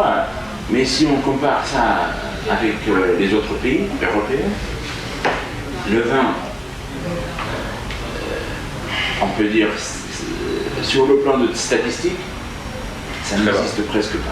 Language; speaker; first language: French; non-native, fluent; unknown